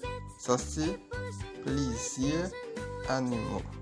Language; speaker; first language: French; non-native, local second language; Haitian Creole